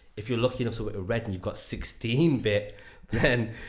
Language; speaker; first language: English; native; English